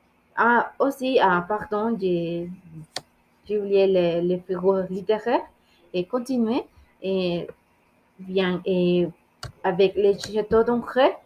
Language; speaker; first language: French; non-native, learner; Spanish